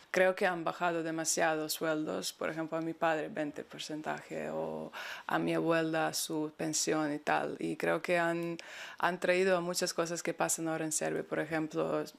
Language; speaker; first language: Spanish; non-native, fluent; Serbian